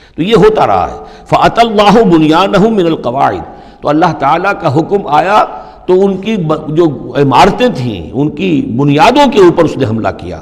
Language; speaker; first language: Urdu; native; Urdu